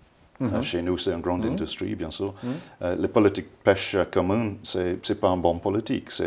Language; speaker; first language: French; non-native, fluent; English